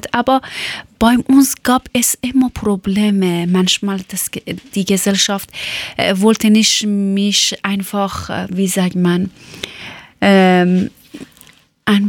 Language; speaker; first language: German; non-native, learner; Persian